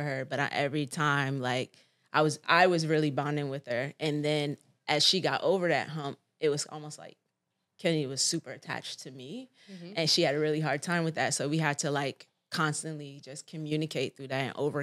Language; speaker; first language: English; native; English